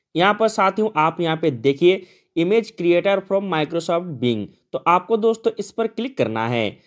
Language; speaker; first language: Hindi; native; Hindi